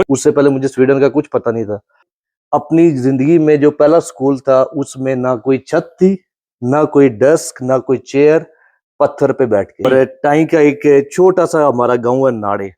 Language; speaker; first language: Urdu; non-native, local second language; Pahari-Potwari